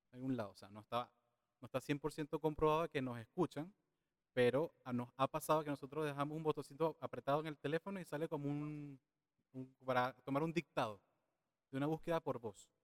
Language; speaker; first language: Spanish; native; Spanish